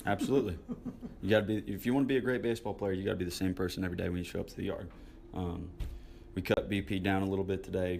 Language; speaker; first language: English; native; English